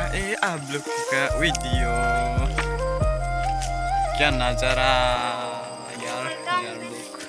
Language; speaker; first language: Hindi; non-native, local second language; Assamese